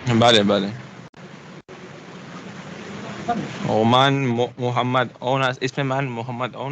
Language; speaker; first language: Persian; non-native, learner; Urdu